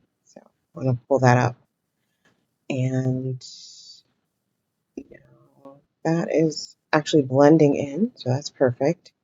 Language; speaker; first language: English; native; English